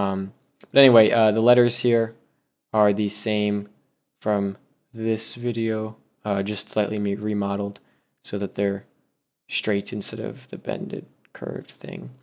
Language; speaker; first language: English; native; English